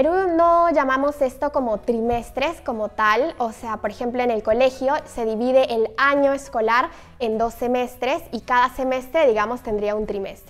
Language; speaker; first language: Spanish; native; Spanish